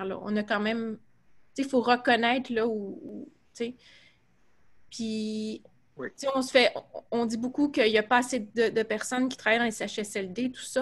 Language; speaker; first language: French; native; French